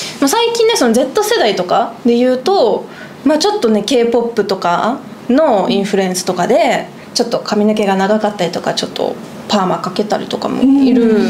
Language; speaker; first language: Japanese; non-native, fluent; German